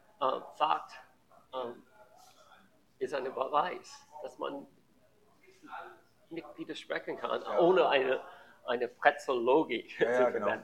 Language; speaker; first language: German; non-native, learner; English